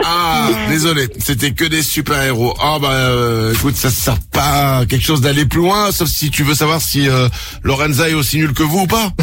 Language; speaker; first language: French; native; French